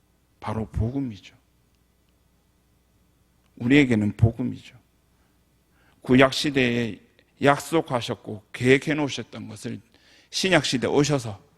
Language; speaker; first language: Korean; native; Korean